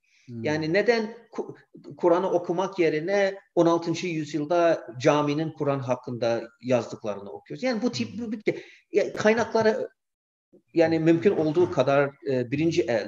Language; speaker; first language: Turkish; non-native, fluent; English